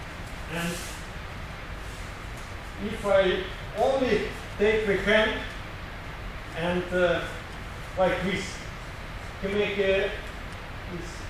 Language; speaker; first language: English; non-native, learner; Russian